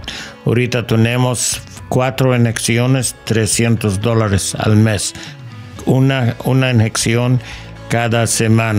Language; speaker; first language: Spanish; non-native, learner; English